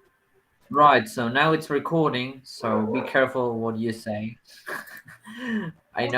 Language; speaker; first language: English; non-native, fluent; Spanish